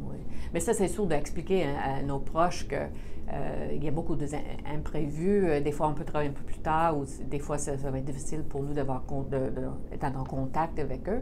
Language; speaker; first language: French; non-native, local second language; English